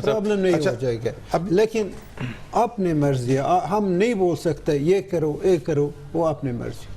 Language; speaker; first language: Hindi; non-native, learner; Turkish